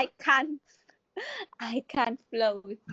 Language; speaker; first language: English; non-native, learner; Vietnamese